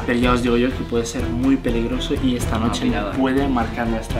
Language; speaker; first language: Spanish; native; Spanish